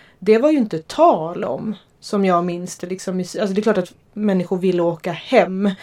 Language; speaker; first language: Swedish; native; Swedish